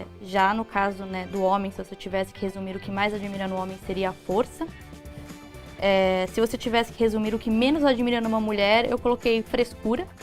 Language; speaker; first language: Portuguese; native; Portuguese